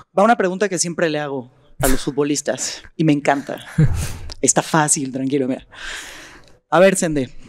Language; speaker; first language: Spanish; native; Spanish